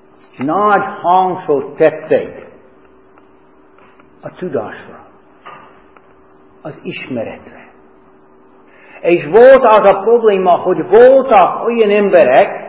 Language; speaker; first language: Hungarian; non-native, fluent; English